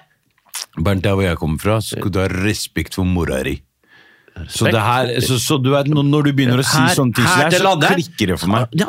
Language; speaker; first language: Norwegian; native; Norwegian